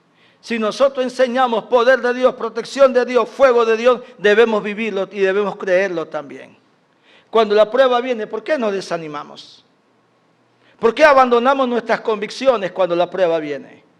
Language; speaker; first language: Spanish; native; Spanish